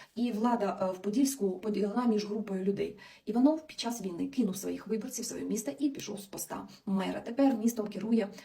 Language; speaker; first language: Ukrainian; non-native, local second language; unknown